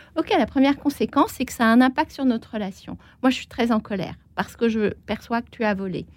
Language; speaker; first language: French; native; French